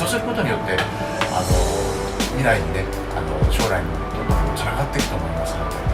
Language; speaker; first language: Japanese; native; Japanese